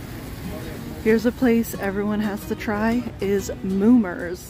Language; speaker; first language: English; native; English